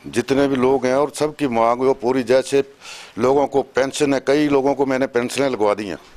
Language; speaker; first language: Hindi; native; Hindi